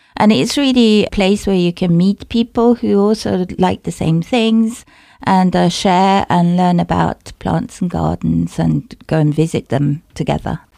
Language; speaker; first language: English; non-native, fluent; Japanese